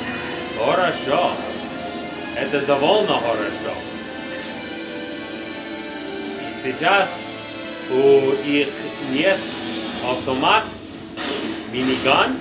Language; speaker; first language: Russian; non-native, learner; English